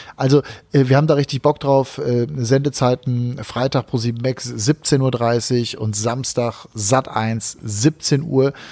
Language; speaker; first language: German; native; German